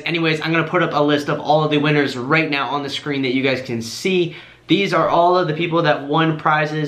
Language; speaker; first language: English; native; English